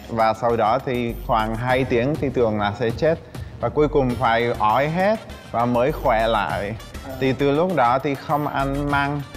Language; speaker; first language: Vietnamese; non-native, fluent; Czech